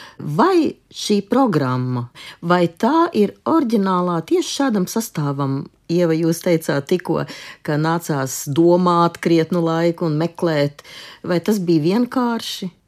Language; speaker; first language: Latvian; native; Latvian